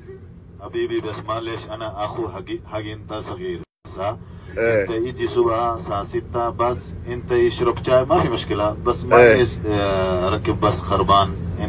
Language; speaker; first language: Arabic; non-native, learner; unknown